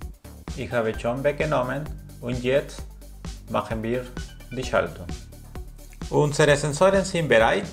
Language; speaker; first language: German; non-native, learner; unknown